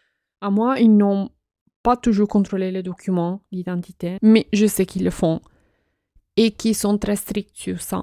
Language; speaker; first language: French; non-native, fluent; Italian